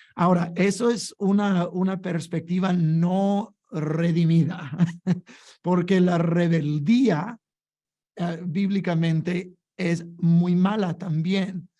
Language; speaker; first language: Spanish; non-native, fluent; English